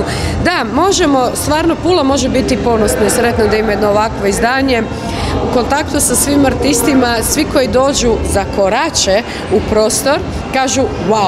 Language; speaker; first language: Croatian; native; Croatian